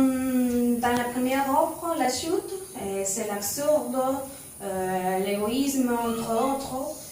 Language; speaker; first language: French; non-native, learner; Spanish